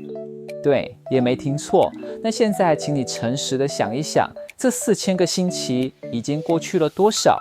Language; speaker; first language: Chinese; native; Chinese